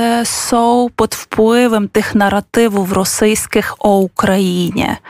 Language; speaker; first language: Polish; non-native, fluent; Ukrainian